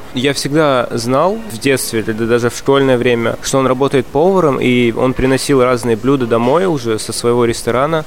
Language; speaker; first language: Russian; early bilingual, other home language; Uzbek